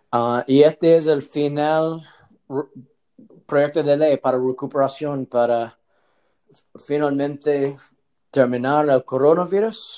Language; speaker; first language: Spanish; non-native, learner; English